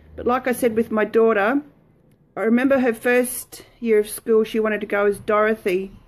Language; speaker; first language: English; native; English